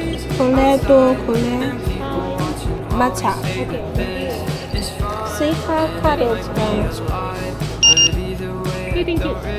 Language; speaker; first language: Japanese; non-native, learner; Chinese